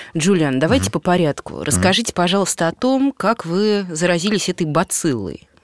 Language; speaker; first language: Russian; native; Russian